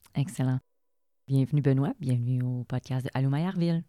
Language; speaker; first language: French; native; French